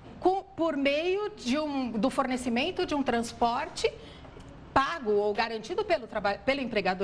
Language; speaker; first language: Portuguese; native; Portuguese